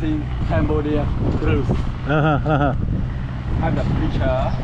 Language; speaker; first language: English; non-native, learner; Khmer